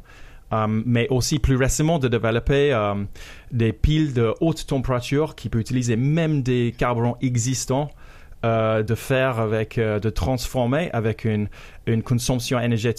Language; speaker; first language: French; non-native, fluent; English